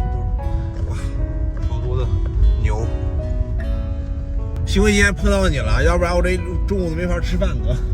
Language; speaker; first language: Chinese; native; Chinese